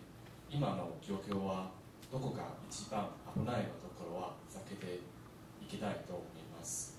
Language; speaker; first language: Japanese; non-native, learner; Chinese